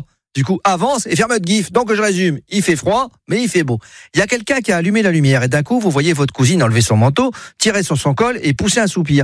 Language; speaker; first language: French; native; French